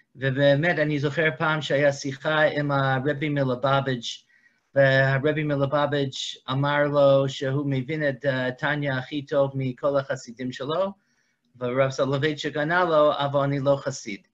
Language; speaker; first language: Hebrew; non-native, fluent; English